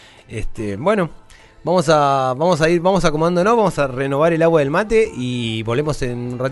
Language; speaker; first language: Spanish; native; Spanish